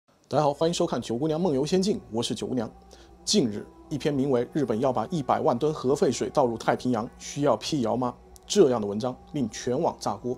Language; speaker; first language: Chinese; native; Chinese